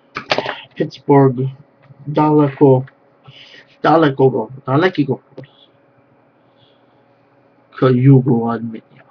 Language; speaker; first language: Russian; non-native, learner; English